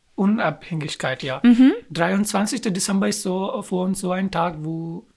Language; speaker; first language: German; non-native, learner; Urdu